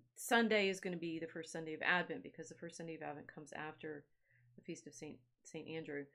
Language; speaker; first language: English; native; English